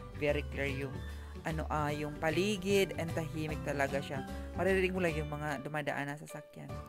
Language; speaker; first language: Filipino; non-native, local second language; Cebuano